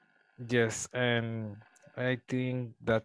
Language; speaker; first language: English; non-native, learner; Spanish